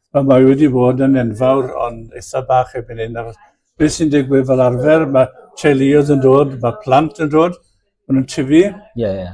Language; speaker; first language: Welsh; native; Welsh